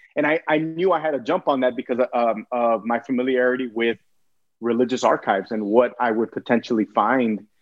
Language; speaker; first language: English; native; English